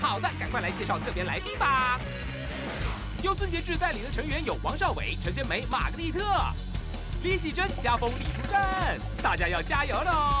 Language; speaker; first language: Chinese; native; Chinese